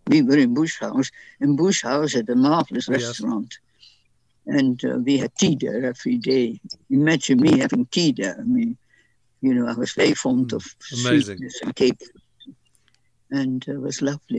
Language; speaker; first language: English; non-native, fluent; Dutch